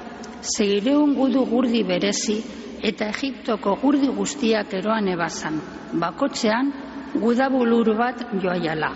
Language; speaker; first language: Basque; native; Basque